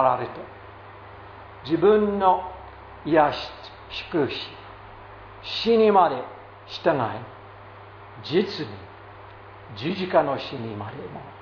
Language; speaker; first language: Japanese; non-native, fluent; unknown